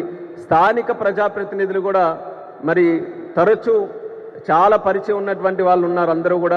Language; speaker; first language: Telugu; native; Telugu